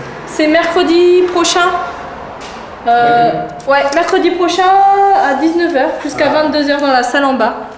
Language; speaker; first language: French; native; French